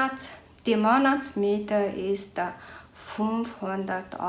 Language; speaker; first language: German; non-native, fluent; Mongolian